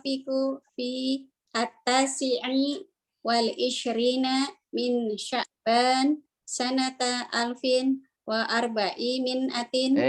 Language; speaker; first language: Arabic; non-native, learner; Indonesian